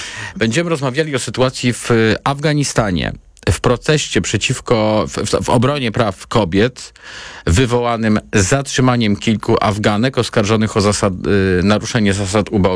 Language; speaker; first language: Polish; native; Polish